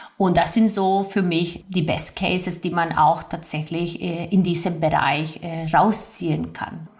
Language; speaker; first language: German; non-native, fluent; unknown